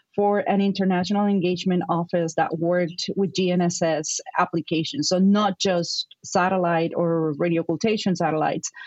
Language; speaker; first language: English; non-native, fluent; Spanish